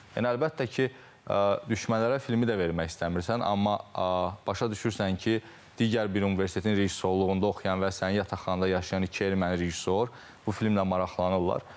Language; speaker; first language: Azerbaijani; native; Azerbaijani